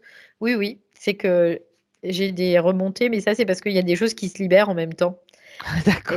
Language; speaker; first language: French; native; French